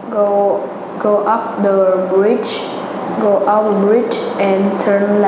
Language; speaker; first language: English; non-native, learner; Vietnamese